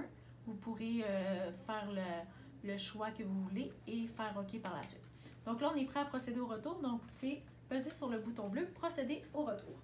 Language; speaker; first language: French; native; French